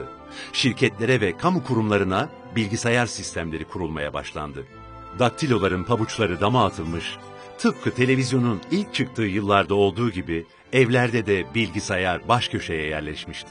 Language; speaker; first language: Turkish; native; Turkish